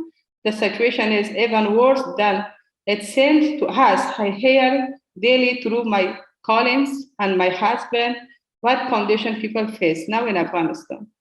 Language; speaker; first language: English; non-native, learner; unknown